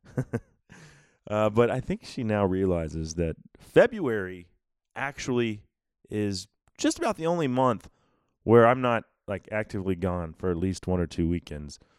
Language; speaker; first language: English; native; English